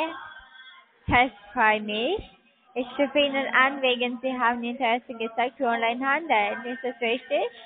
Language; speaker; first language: German; non-native, learner; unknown